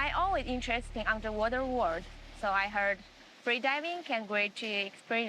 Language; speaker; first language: English; non-native, learner; Chinese